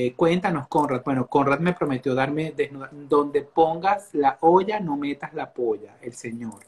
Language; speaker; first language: Spanish; native; Spanish